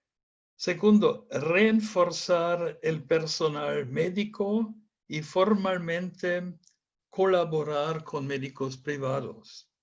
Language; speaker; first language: Spanish; non-native, fluent; German